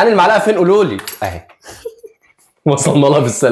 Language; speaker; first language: Arabic; native; Arabic